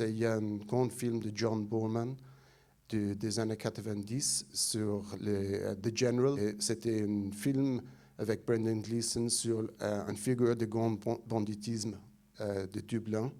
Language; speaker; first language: French; non-native, fluent; English